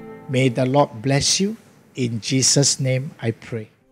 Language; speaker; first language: English; non-native, local second language; Chinese